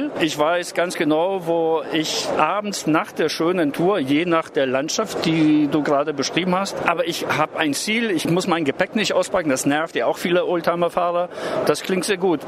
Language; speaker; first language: German; native; German